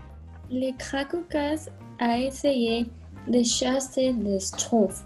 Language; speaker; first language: French; non-native, learner; Spanish